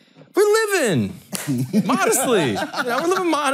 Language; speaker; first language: English; native; English